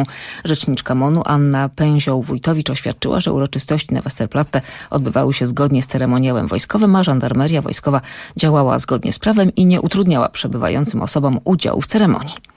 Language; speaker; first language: Polish; native; Polish